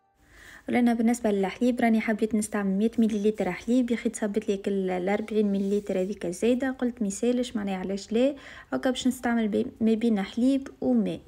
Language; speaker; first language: Arabic; native; Arabic